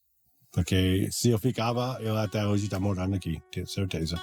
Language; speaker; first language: Portuguese; non-native, learner; English